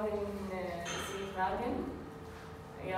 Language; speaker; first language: German; non-native, learner; Arabic